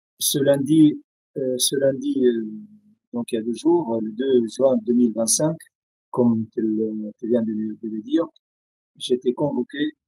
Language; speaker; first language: French; non-native, fluent; Arabic